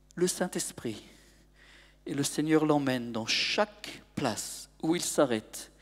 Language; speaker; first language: French; native; French